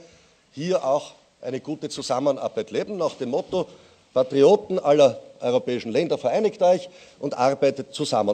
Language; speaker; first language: German; native; German